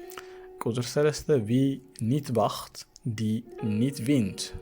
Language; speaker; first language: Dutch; non-native, fluent; Tigrinya